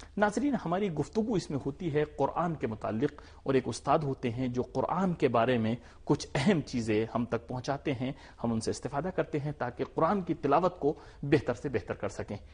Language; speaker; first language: Urdu; native; Urdu